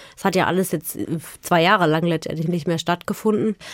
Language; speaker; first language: German; native; German